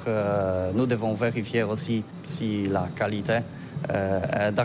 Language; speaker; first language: French; non-native, learner; Polish